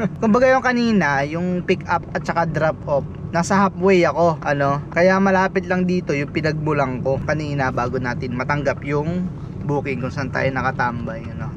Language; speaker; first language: Filipino; native; Filipino